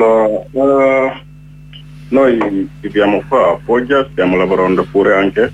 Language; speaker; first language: Italian; non-native, learner; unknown